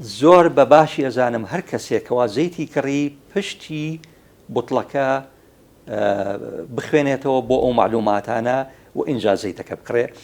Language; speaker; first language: Central Kurdish; native; Central Kurdish